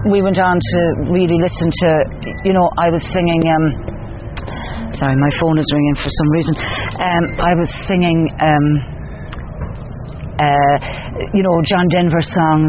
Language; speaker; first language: English; native; English